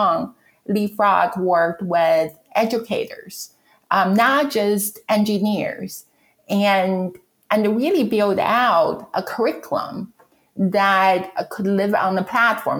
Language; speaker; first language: English; non-native, fluent; Chinese